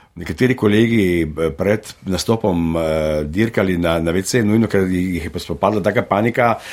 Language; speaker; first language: Slovenian; native; Slovenian